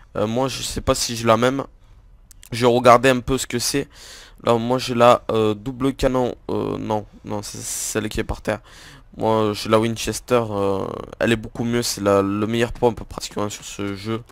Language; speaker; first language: French; native; French